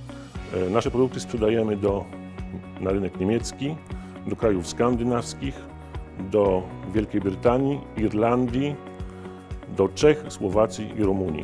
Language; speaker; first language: Polish; native; Polish